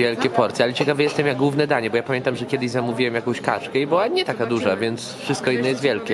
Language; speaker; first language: Polish; native; Polish